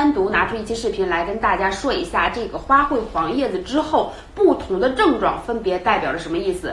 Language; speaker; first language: Chinese; native; Chinese